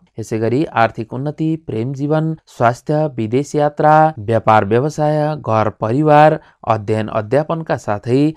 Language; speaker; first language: Nepali; native; Nepali